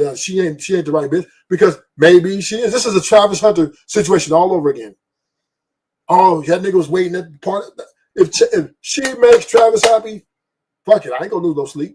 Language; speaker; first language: English; native; English